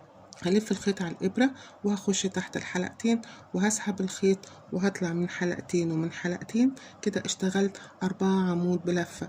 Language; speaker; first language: Arabic; native; Arabic